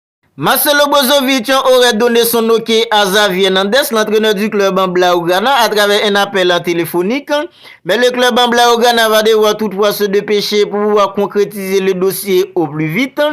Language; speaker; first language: French; native; French